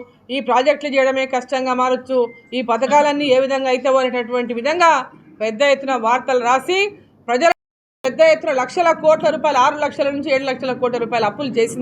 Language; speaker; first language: Telugu; native; Telugu